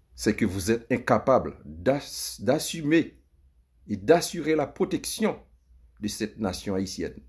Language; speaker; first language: French; native; French